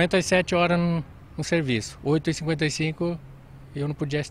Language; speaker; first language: Portuguese; native; Portuguese